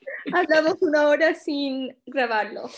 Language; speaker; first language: Spanish; early bilingual, heritage; Spanish